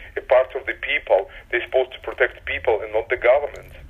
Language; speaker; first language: English; non-native, fluent; Russian